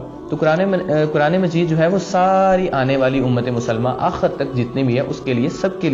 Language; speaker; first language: Urdu; native; Urdu